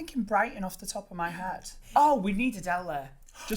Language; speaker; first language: English; native; English